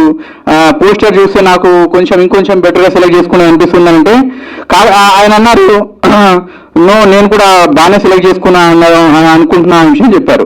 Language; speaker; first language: Telugu; native; Telugu